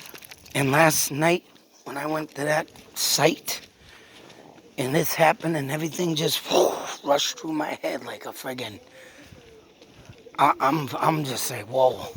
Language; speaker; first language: English; native; English